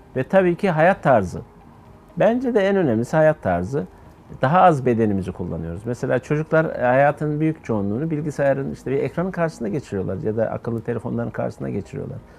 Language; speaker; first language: Turkish; native; Turkish